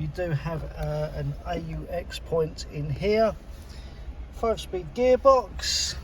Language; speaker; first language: English; native; English